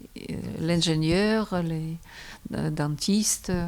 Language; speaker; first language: French; non-native, fluent; Ukrainian